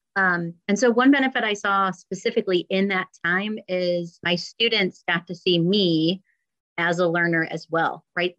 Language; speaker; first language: English; native; English